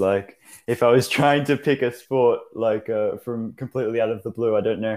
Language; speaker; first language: English; native; English